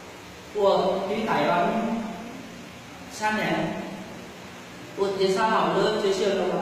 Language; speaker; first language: Chinese; non-native, learner; Vietnamese